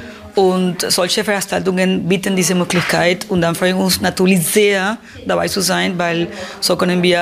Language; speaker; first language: German; non-native, fluent; Spanish